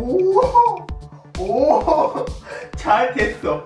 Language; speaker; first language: Korean; non-native, learner; Japanese